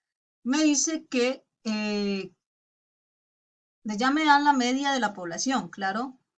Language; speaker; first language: Spanish; native; Spanish